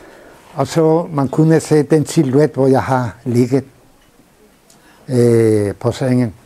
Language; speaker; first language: Danish; non-native, fluent; Spanish